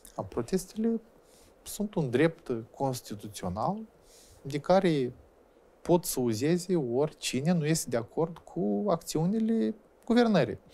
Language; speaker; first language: Romanian; native; Romanian